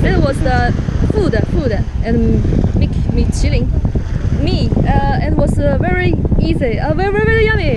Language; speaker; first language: English; non-native, learner; Chinese